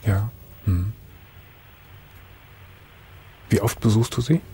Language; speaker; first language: German; native; German